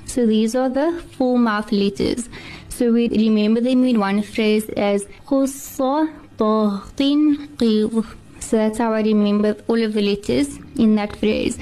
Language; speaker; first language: English; native; English